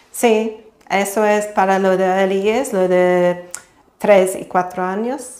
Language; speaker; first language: Spanish; non-native, fluent; English